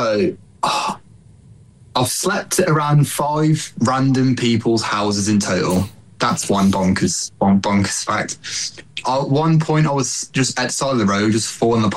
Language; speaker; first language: English; native; English